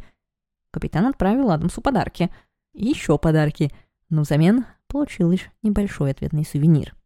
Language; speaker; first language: Russian; native; Russian